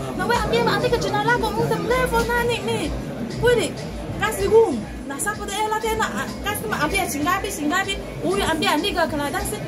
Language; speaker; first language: Swahili; non-native, local second language; Chinese